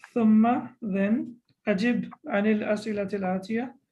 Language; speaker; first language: Arabic; non-native, fluent; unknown